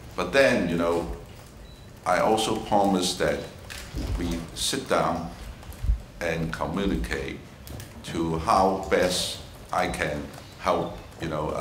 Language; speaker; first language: English; non-native, local second language; Cantonese